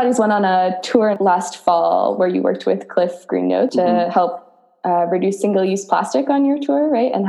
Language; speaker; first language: English; native; English